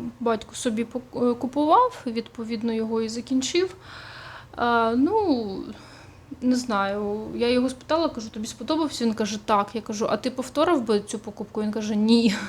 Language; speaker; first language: Ukrainian; non-native, local second language; Russian